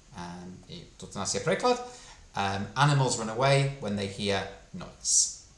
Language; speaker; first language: Ukrainian; non-native, fluent; English